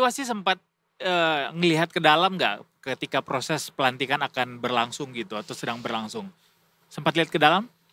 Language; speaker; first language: Indonesian; native; Indonesian